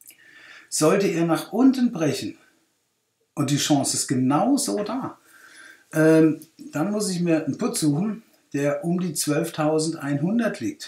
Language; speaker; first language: German; native; German